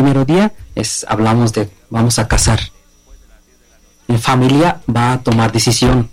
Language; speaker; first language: Spanish; non-native, learner; Bangla